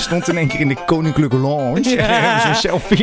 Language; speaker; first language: Dutch; native; Dutch